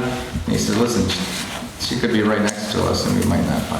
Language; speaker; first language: English; native; English